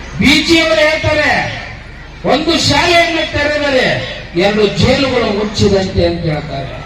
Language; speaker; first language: Kannada; native; Kannada